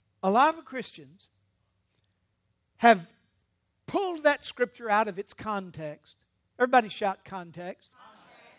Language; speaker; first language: English; native; English